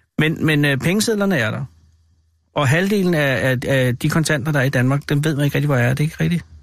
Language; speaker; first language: Danish; native; Danish